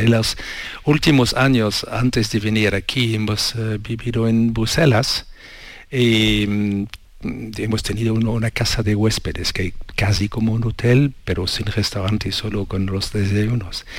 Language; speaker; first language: Spanish; non-native, learner; French